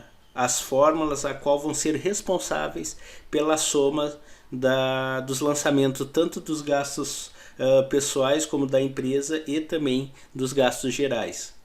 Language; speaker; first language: Portuguese; native; Portuguese